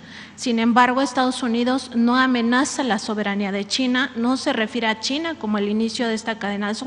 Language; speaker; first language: Spanish; native; Spanish